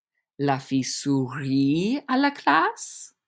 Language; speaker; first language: French; non-native, fluent; English